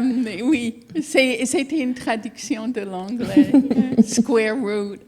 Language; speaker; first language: French; non-native, fluent; English